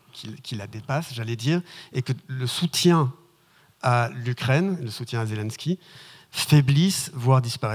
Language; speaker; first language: French; native; French